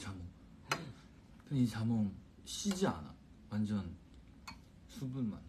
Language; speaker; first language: Korean; non-native, fluent; Chinese